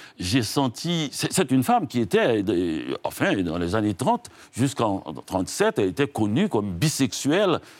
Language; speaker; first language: French; non-native, local second language; Haitian Creole